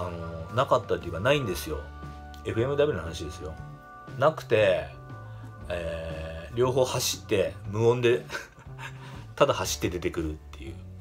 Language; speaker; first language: Japanese; native; Japanese